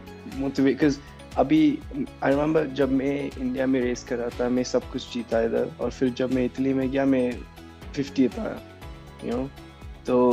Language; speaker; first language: Hindi; non-native, local second language; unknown